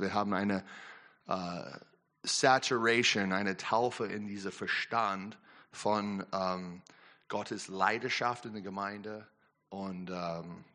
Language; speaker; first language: German; non-native, learner; English